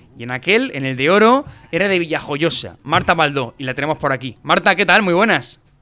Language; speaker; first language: Spanish; native; Spanish